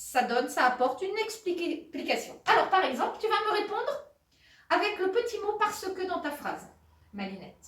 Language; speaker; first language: French; native; French